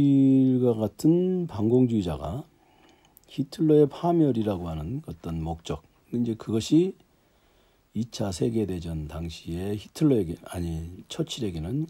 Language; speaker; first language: Korean; native; Korean